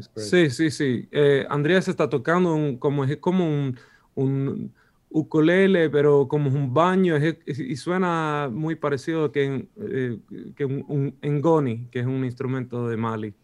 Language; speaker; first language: Spanish; non-native, fluent; Swedish